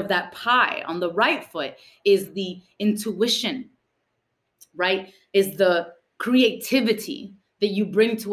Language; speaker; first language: English; early bilingual, other home language; Spanish